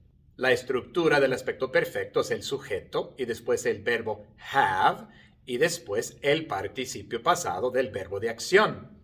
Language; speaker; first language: Spanish; non-native, fluent; English